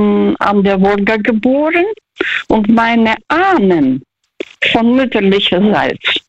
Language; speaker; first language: German; non-native, learner; Russian